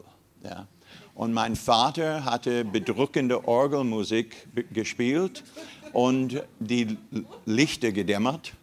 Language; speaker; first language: German; non-native, fluent; English